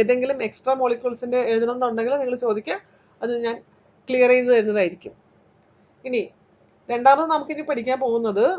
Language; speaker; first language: Malayalam; native; Malayalam